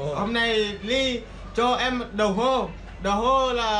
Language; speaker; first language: Vietnamese; non-native, learner; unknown